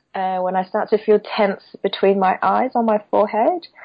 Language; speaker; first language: English; non-native, local second language; Cantonese